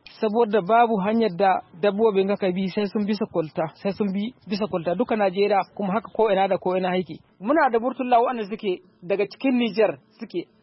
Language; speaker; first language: Hausa; non-native, local second language; Fula